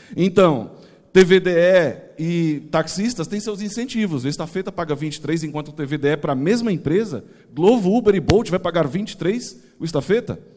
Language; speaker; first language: Portuguese; native; Portuguese